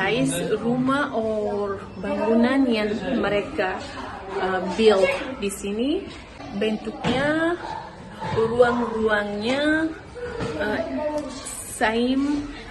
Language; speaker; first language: Indonesian; non-native, local second language; Tetum